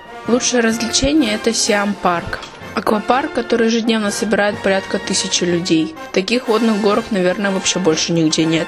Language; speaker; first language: Russian; native; Russian